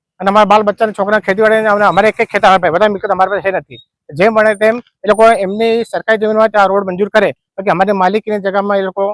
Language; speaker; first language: Gujarati; native; Gujarati